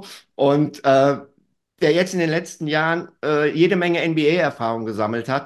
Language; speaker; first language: German; native; German